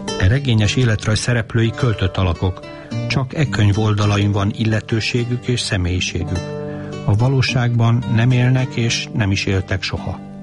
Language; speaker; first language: Hungarian; native; Hungarian